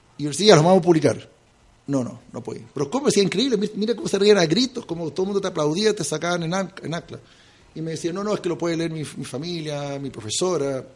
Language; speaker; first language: Spanish; early bilingual, heritage; Spanish